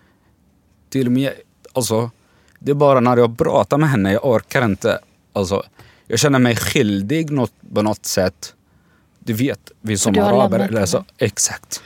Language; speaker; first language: Swedish; non-native, learner; Arabic